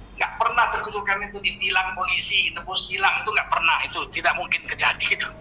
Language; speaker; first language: Indonesian; native; Indonesian